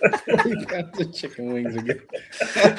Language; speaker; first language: English; native; English